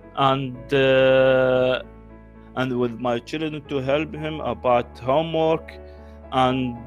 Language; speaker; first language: English; non-native, learner; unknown